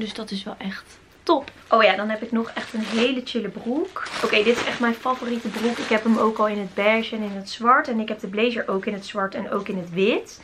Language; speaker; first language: Dutch; native; Dutch